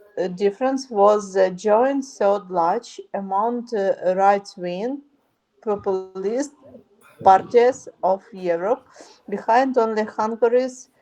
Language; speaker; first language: English; non-native, learner; Ukrainian